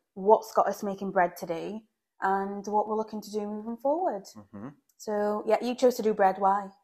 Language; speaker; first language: English; native; English